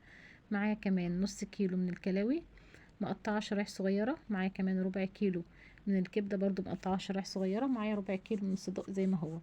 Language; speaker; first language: Arabic; native; Arabic